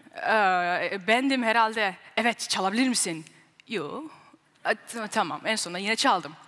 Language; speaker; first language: Turkish; early bilingual, heritage; Turkish